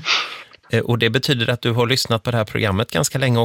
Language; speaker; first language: Swedish; native; Swedish